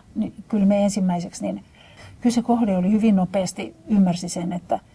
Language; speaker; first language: Finnish; native; Finnish